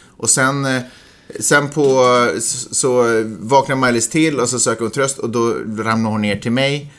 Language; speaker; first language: Swedish; native; Swedish